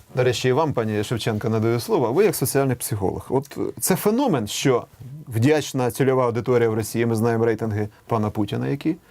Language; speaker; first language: Ukrainian; native; Ukrainian